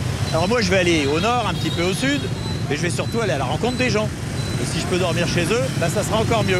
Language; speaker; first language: French; native; French